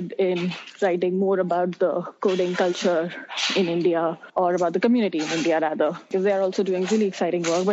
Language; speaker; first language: English; non-native, local second language; Hindi